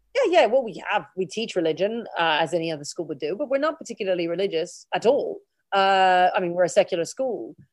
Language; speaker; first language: English; native; English